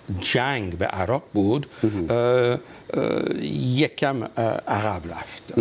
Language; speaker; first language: Persian; non-native, fluent; English